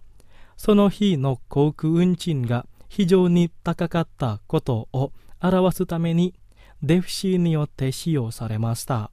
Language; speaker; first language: Japanese; non-native, fluent; Indonesian